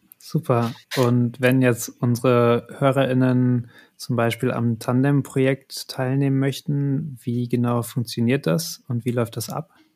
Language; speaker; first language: German; native; German